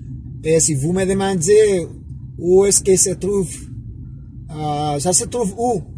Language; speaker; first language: French; non-native, fluent; Spanish